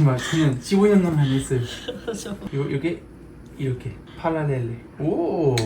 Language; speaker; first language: Korean; non-native, learner; French